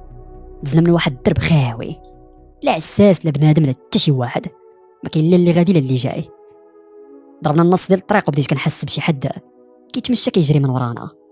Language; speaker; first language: Arabic; native; Arabic